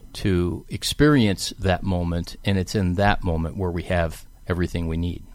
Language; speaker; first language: English; native; English